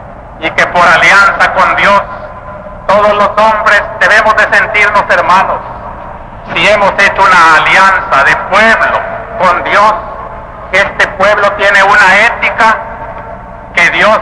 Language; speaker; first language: Spanish; native; Spanish